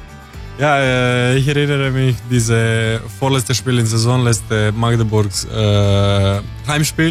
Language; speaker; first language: German; non-native, fluent; Croatian